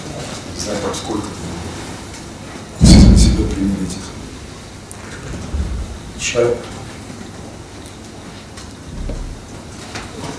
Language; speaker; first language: Russian; native; Russian